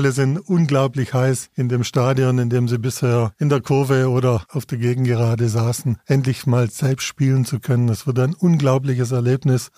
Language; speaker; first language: German; native; German